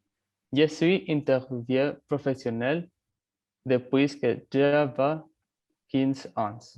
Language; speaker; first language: French; non-native, learner; Spanish